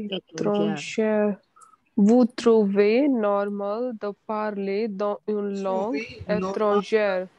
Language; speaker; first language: French; non-native, learner; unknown